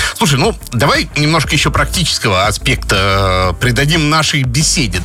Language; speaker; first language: Russian; native; Russian